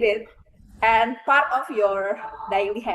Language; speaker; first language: English; non-native, fluent; Indonesian